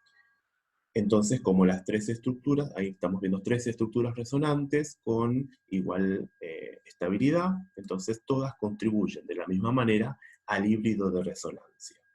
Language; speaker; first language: Spanish; native; Spanish